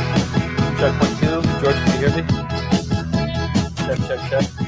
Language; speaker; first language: English; native; English